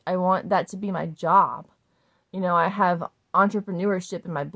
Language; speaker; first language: English; native; English